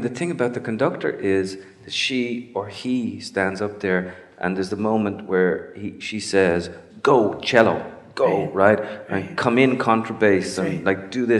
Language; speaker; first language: English; native; English